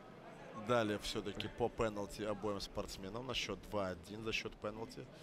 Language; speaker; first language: Russian; native; Russian